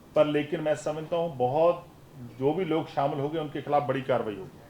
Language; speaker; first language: Hindi; non-native, local second language; Punjabi